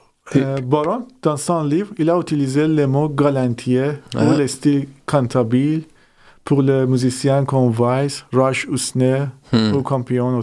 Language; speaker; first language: French; non-native, fluent; Persian